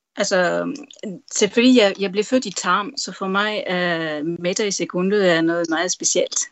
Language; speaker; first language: Danish; non-native, fluent; French